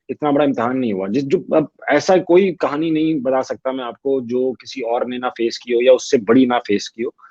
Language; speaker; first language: Urdu; native; Urdu